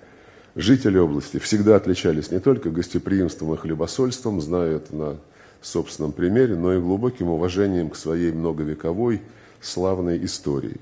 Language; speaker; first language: Russian; native; Russian